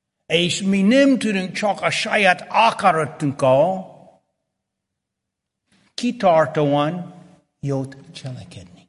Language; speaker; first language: Hungarian; early bilingual, heritage; Hungarian